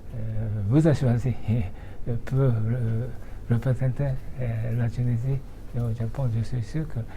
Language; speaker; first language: French; non-native, fluent; Japanese